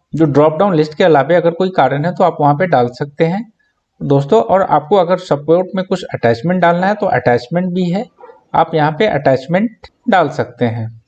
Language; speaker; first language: Hindi; native; Hindi